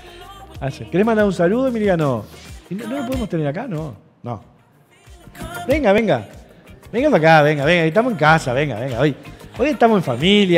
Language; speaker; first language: Spanish; native; Spanish